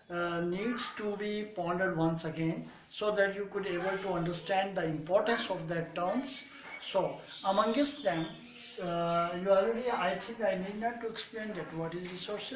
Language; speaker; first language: English; non-native, local second language; Hindi